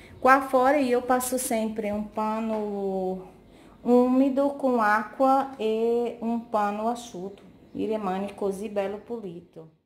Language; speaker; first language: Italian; non-native, fluent; Portuguese